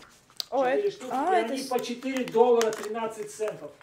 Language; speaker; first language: Russian; native; Russian